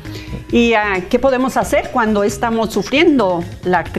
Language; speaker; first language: Spanish; native; Spanish